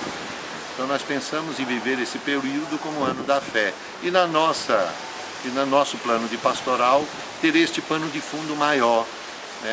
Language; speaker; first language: Portuguese; native; Portuguese